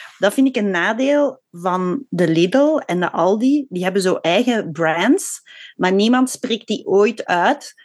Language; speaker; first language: Dutch; native; Dutch